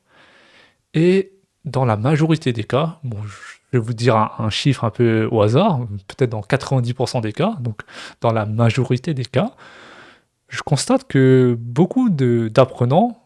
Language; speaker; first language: French; native; French